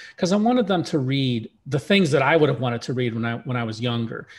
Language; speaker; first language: English; early bilingual, other home language; Russian